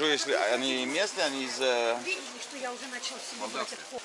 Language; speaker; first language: Russian; non-native, learner; English